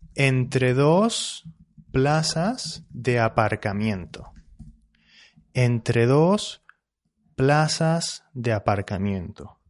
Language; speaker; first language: Spanish; native; Spanish